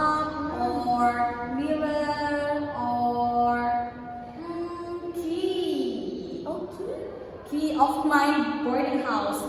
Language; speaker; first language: English; non-native, learner; Indonesian